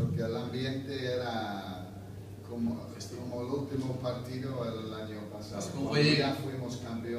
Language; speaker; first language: Spanish; non-native, fluent; English